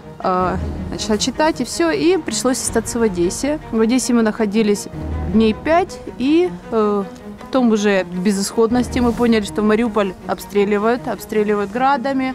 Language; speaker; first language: Russian; native; Russian